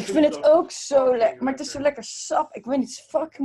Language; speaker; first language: Dutch; non-native, learner; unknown